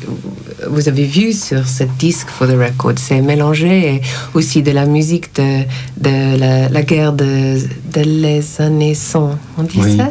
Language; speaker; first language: French; non-native, learner; English